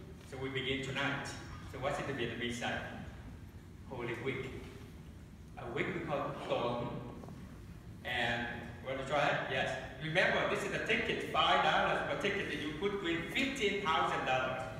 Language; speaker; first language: English; non-native, fluent; Vietnamese